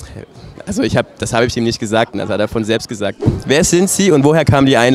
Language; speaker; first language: German; native; German